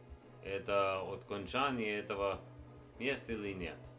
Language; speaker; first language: Russian; non-native, learner; English